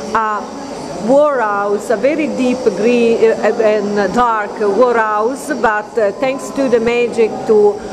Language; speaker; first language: English; non-native, fluent; Italian